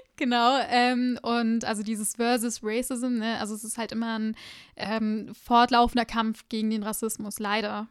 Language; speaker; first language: German; early bilingual, other home language; Urdu